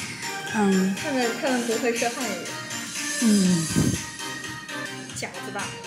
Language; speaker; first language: Chinese; non-native, fluent; Vietnamese